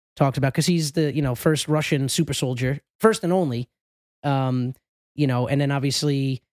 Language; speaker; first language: English; native; English